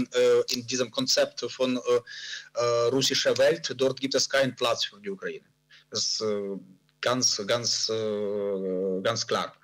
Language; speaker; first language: German; non-native, learner; Ukrainian